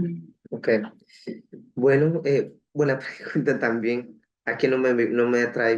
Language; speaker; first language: Spanish; non-native, local second language; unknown